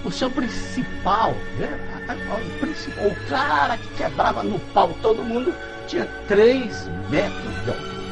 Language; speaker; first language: Portuguese; native; Portuguese